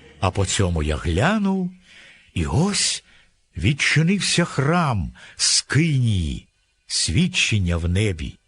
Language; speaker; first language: Ukrainian; native; Ukrainian